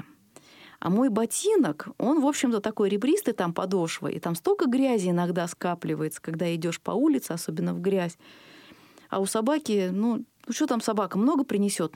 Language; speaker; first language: Russian; native; Russian